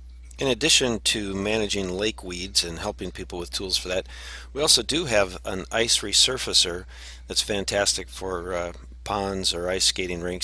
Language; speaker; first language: English; native; English